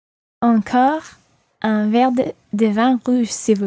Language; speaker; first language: French; non-native, learner; English